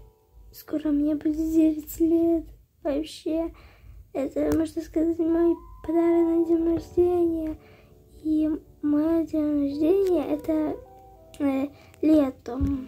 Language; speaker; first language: Russian; early bilingual, heritage; Russian